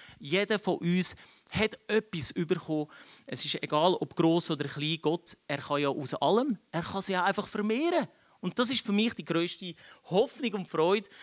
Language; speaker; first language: German; early bilingual, other home language; Czech